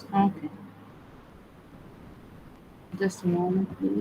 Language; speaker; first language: English; non-native, learner; Arabic